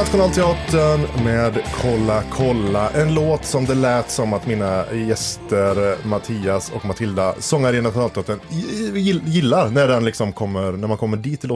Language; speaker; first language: Swedish; native; Swedish